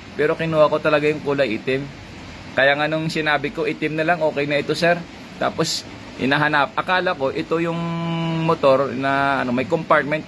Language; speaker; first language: Filipino; non-native, local second language; Hiligaynon